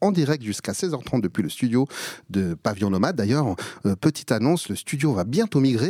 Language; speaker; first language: French; native; French